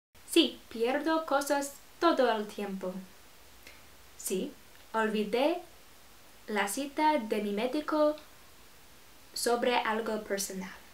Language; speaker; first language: Spanish; non-native, learner; English